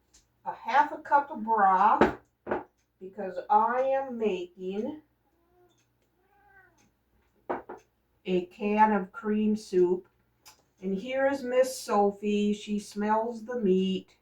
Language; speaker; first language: English; native; English